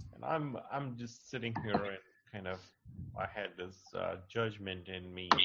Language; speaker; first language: English; non-native, local second language; Hindi